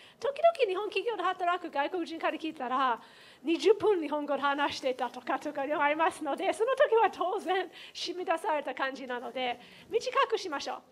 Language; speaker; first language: Japanese; non-native, fluent; English